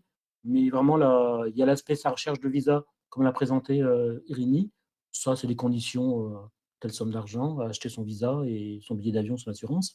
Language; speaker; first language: French; native; French